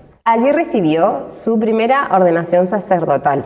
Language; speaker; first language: Spanish; native; Spanish